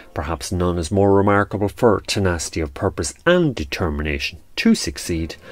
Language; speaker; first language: English; native; English